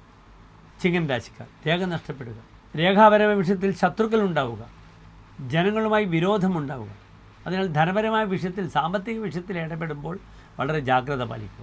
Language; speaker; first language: Malayalam; native; Malayalam